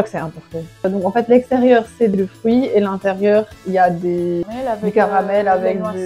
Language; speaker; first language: French; native; French